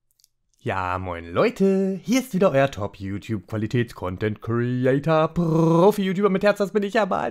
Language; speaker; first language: German; native; German